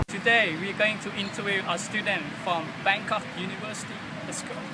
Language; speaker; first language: English; non-native, learner; Thai